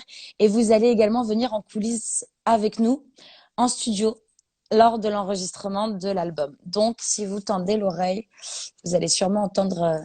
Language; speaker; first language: French; native; French